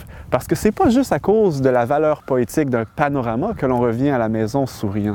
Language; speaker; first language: French; native; French